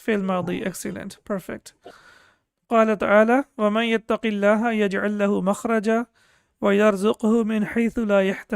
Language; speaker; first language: Arabic; non-native, fluent; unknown